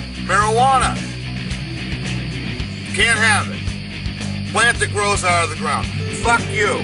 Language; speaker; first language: English; native; English